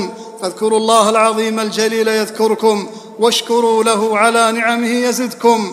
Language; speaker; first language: Arabic; native; Arabic